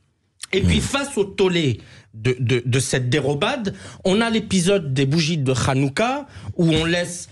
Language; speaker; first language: French; native; French